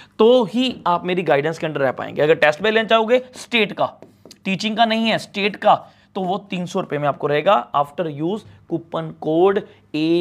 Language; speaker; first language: Hindi; non-native, local second language; Punjabi